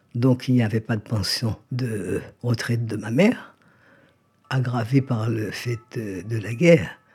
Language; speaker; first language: French; native; French